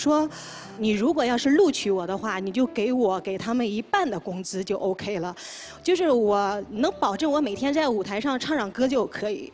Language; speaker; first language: Chinese; native; Chinese